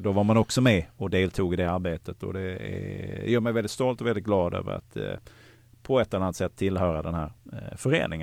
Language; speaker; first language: Swedish; native; Swedish